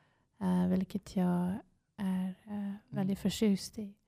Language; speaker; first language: Swedish; non-native, fluent; English